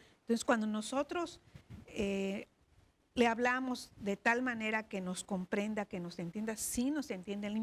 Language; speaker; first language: Spanish; native; Spanish